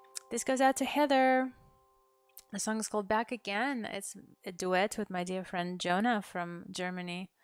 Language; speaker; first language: English; non-native, fluent; Russian